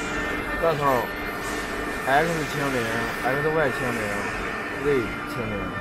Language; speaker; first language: Chinese; native; Chinese